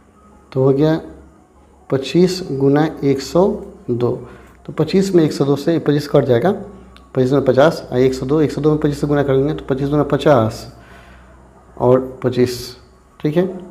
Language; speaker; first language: Hindi; native; Hindi